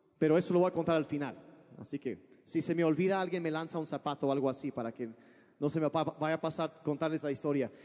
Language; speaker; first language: Spanish; early bilingual, other home language; English